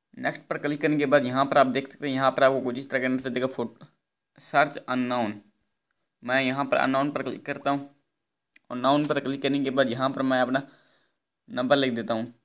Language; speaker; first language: Urdu; non-native, local second language; Punjabi